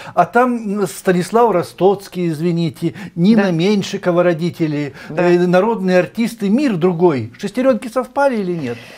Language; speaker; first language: Russian; native; Russian